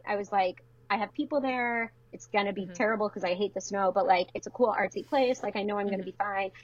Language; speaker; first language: English; native; English